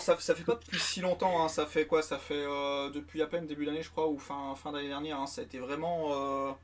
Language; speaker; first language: French; native; French